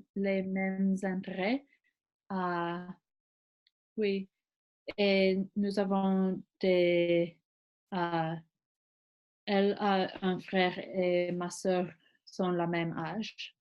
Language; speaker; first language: French; non-native, learner; English